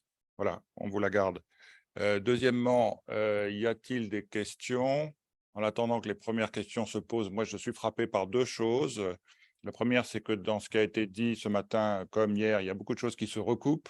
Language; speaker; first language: French; native; French